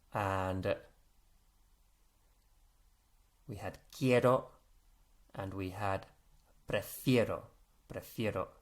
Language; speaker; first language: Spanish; non-native, fluent; English